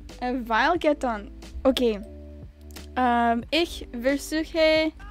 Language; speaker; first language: German; non-native, learner; English